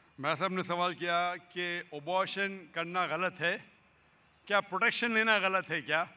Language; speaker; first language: Hindi; non-native, local second language; Konkani